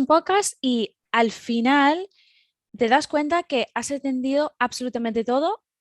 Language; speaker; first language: Spanish; non-native, fluent; English